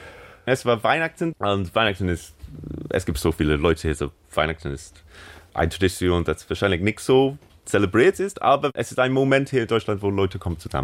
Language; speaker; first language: German; non-native, learner; English